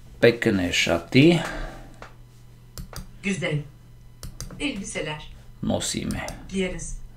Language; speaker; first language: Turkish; non-native, learner; Slovak